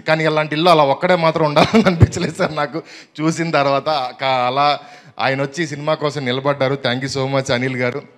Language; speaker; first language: Telugu; native; Telugu